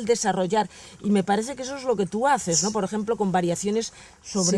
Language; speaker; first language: Spanish; native; Spanish